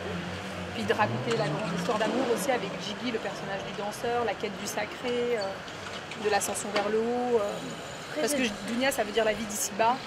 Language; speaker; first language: French; native; French